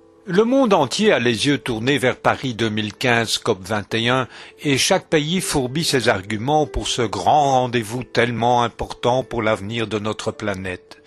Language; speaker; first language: French; native; French